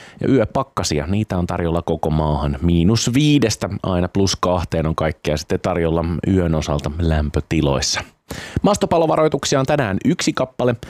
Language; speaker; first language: Finnish; native; Finnish